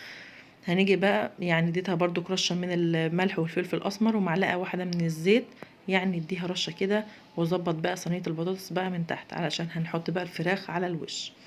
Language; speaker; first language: Arabic; native; Arabic